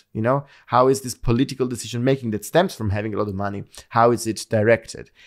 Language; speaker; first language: English; non-native, fluent; Italian